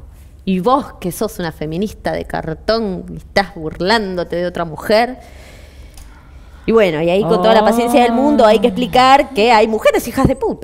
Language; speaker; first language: Spanish; native; Spanish